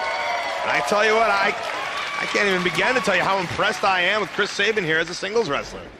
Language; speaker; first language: English; native; English